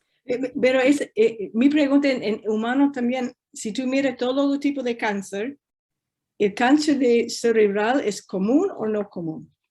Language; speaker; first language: Spanish; non-native, fluent; English